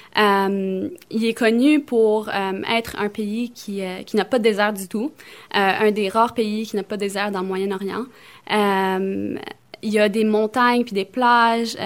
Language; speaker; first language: French; early bilingual, other home language; Arabic